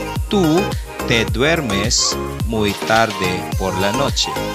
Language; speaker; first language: Spanish; non-native, learner; Filipino